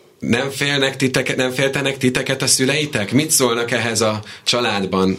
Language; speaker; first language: Hungarian; native; Hungarian